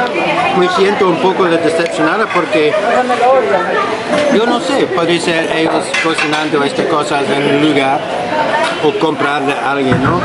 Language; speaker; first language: Spanish; non-native, learner; English